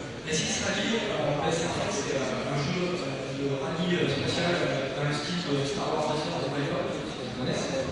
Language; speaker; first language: French; native; French